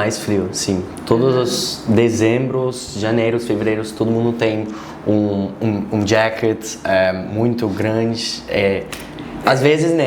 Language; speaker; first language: Portuguese; non-native, learner; Dutch